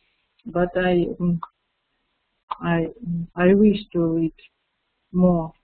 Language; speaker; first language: English; non-native, fluent; Russian